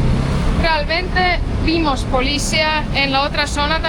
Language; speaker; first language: Spanish; non-native, fluent; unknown